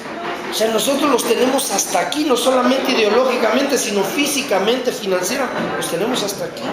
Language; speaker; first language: Spanish; native; Spanish